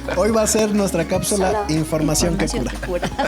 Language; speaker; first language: Spanish; native; Spanish